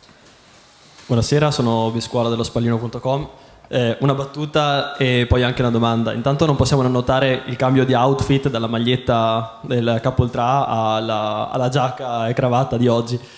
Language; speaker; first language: Italian; native; Italian